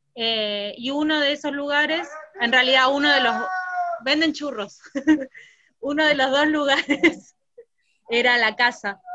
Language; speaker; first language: Spanish; native; Spanish